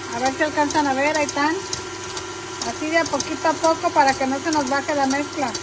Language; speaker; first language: Spanish; native; Spanish